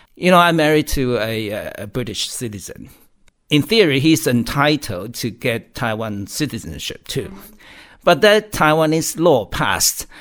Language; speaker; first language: English; non-native, fluent; Chinese